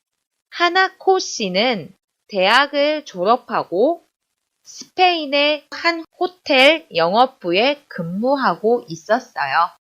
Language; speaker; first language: Korean; non-native, fluent; Chinese